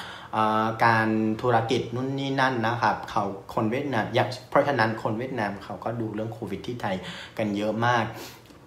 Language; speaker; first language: Thai; non-native, fluent; Vietnamese